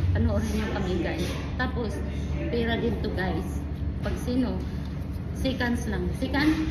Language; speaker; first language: Filipino; non-native, local second language; Cebuano